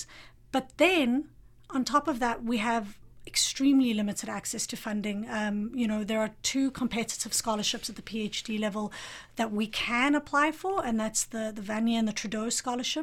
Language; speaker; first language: English; native; English